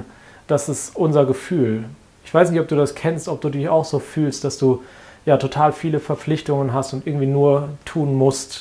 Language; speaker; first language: German; native; German